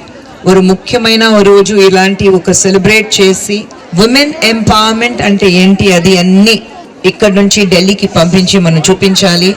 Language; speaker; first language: Telugu; non-native, fluent; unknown